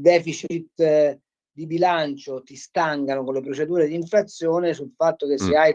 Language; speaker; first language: Italian; native; Italian